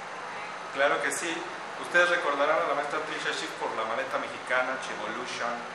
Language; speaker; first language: Spanish; native; Spanish